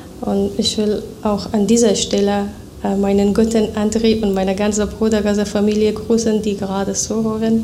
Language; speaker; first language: German; non-native, fluent; Persian